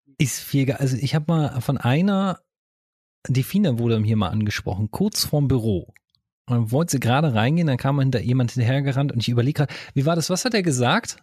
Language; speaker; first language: German; native; German